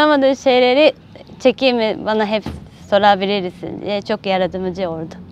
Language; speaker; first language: Turkish; non-native, learner; Japanese